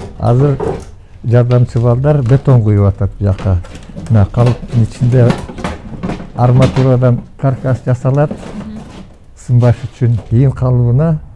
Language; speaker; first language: Kyrgyz; non-native, local second language; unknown